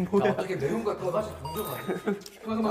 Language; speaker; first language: Korean; native; Korean